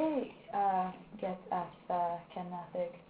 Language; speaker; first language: Icelandic; non-native, learner; English